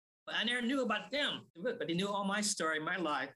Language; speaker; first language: English; native; English